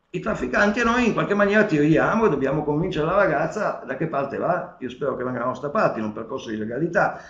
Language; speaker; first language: Italian; native; Italian